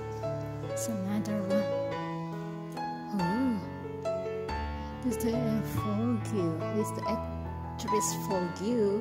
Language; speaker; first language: English; non-native, learner; Indonesian